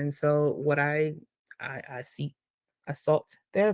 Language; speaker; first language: English; native; English